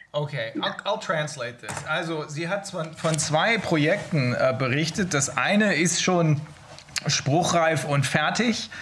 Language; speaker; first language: German; native; German